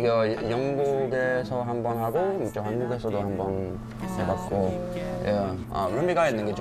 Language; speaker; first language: Korean; non-native, fluent; English